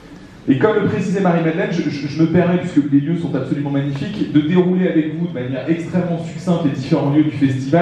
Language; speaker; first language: French; native; French